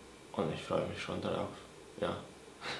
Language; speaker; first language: German; non-native, fluent; Polish